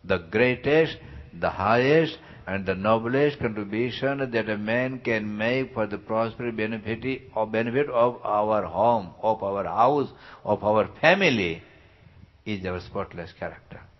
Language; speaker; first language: English; non-native, local second language; Gujarati